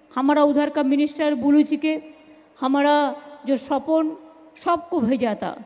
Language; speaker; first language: Hindi; non-native, local second language; Bangla